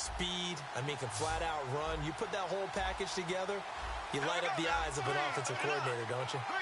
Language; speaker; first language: English; native; English